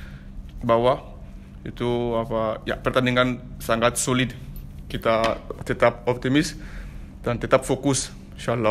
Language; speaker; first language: Indonesian; non-native, learner; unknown